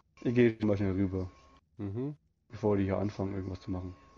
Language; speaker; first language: German; native; German